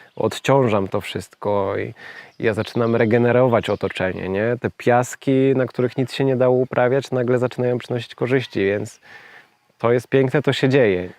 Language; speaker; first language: Polish; native; Polish